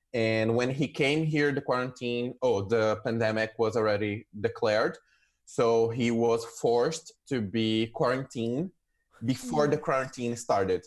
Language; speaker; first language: English; non-native, fluent; Portuguese